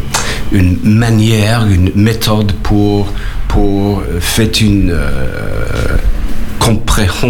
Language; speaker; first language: French; non-native, learner; English